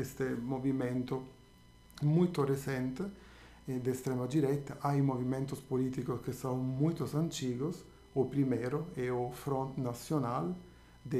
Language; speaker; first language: Portuguese; non-native, fluent; Italian